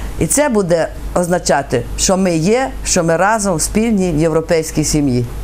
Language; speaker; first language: Ukrainian; native; Ukrainian